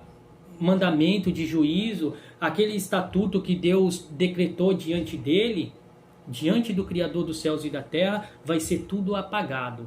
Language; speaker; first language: Portuguese; native; Portuguese